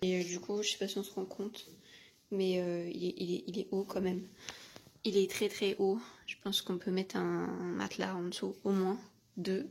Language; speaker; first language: French; native; French